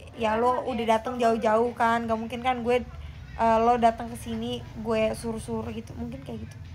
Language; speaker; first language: Indonesian; native; Indonesian